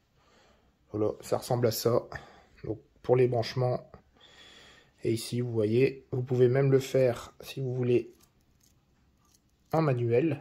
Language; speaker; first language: French; native; French